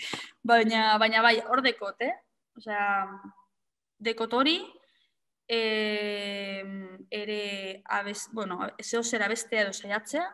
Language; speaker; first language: Basque; non-native, local second language; Spanish